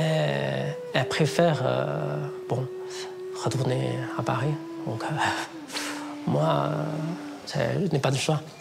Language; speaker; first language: French; non-native, fluent; Chinese